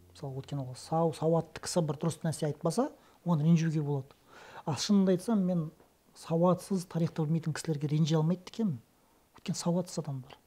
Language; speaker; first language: Kazakh; non-native, local second language; Russian